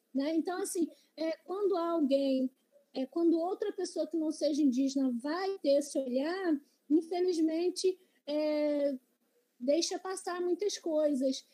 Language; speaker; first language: Portuguese; native; Portuguese